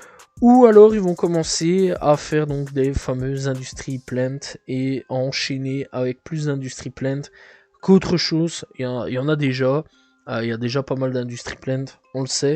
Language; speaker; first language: French; native; French